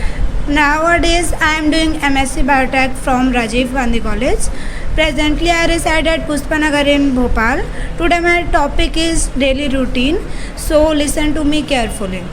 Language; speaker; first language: English; non-native, learner; Hindi